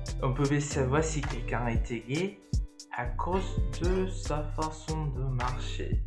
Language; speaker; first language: French; non-native, learner; Spanish